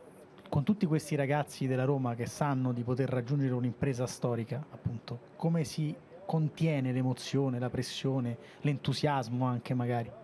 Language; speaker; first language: Italian; native; Italian